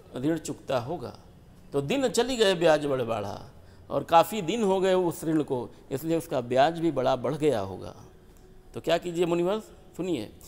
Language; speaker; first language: Hindi; native; Hindi